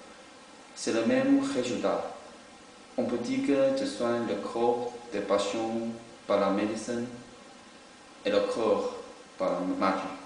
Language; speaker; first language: French; non-native, learner; Chinese